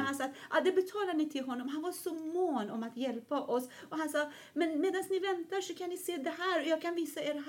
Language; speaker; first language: Swedish; non-native, fluent; Persian